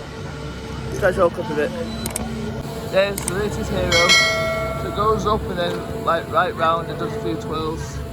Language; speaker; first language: English; native; English